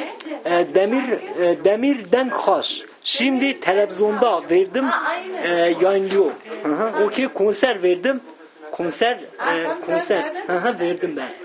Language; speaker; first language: Turkish; non-native, local second language; Kurdish